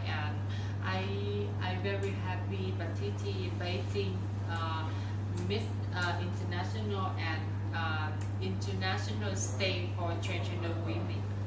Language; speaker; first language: English; non-native, learner; Vietnamese